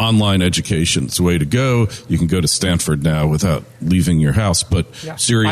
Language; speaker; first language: English; native; English